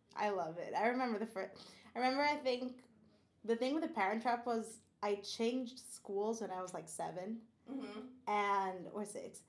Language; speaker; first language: English; non-native, fluent; Portuguese